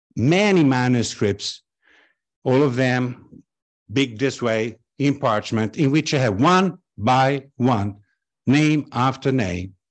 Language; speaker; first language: English; non-native, fluent; Italian